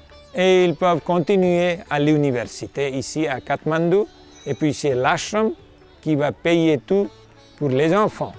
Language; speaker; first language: French; non-native, fluent; Nepali